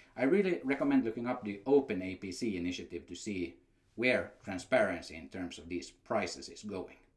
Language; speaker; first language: English; non-native, fluent; Finnish